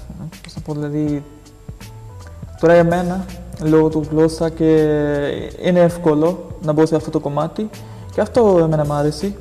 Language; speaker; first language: Greek; non-native, learner; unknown